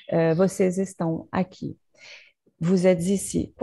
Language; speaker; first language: Portuguese; non-native, fluent; French